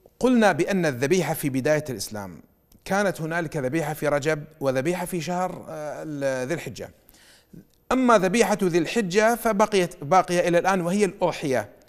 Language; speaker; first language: Arabic; native; Arabic